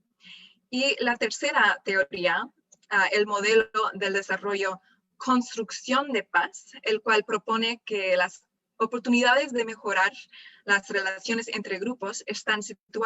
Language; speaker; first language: Spanish; non-native, fluent; English